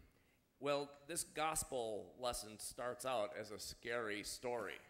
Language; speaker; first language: English; native; English